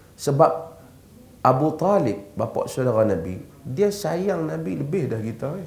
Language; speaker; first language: Malay; native; Malay